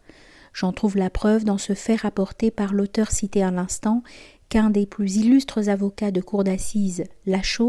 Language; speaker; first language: French; native; French